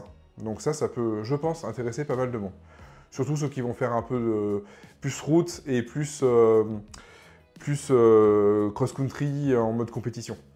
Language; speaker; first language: French; native; French